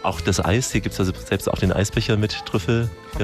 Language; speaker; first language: German; native; German